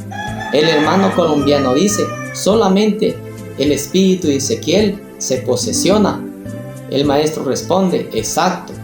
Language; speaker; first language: Spanish; native; Spanish